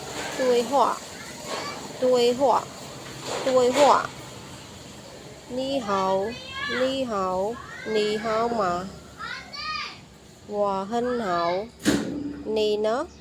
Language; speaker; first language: Chinese; non-native, learner; Khmer